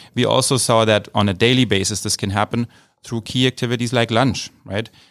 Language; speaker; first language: English; non-native, fluent; German